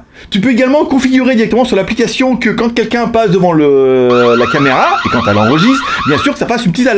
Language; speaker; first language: French; native; French